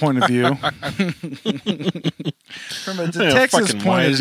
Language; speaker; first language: English; native; English